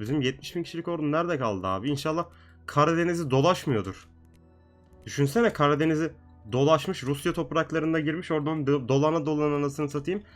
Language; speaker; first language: Turkish; native; Turkish